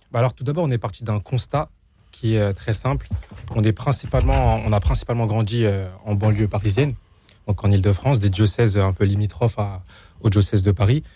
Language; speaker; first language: French; native; French